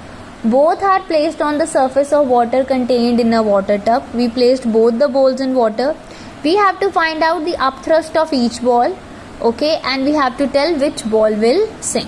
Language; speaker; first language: English; non-native, local second language; Hindi